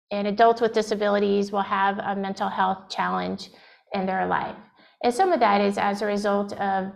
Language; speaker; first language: English; native; English